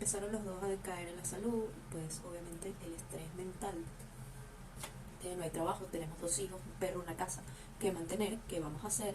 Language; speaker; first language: Spanish; native; Spanish